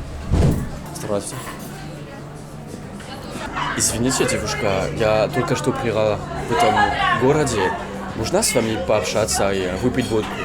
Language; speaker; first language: Russian; non-native, learner; French